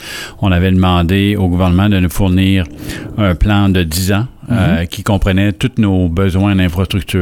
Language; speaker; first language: French; native; French